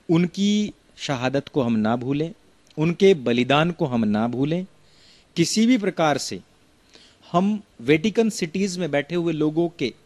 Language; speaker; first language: Hindi; native; Hindi